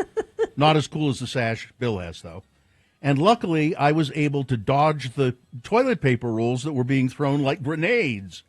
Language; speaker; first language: English; native; English